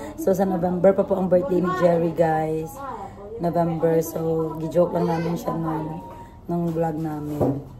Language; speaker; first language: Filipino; non-native, local second language; Cebuano